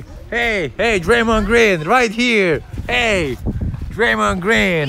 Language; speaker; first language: English; non-native, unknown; Korean